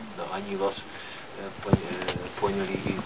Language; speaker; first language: Russian; non-native, fluent; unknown